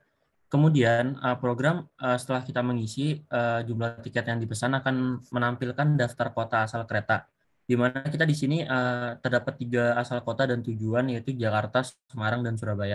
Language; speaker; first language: Indonesian; native; Indonesian